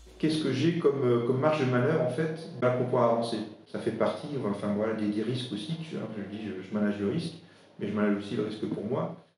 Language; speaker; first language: French; non-native, local second language; Swiss German